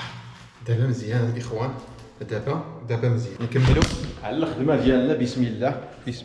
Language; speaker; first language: Arabic; native; Arabic